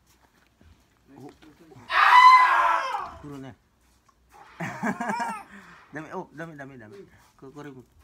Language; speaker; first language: Japanese; non-native, learner; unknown